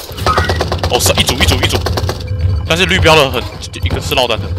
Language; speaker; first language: Chinese; native; Chinese